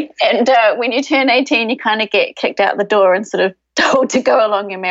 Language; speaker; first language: English; native; English